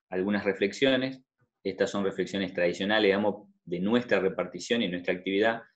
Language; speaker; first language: Spanish; native; Spanish